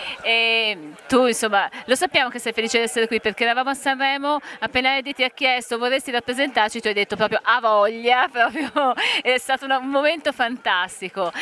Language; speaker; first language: Italian; native; Italian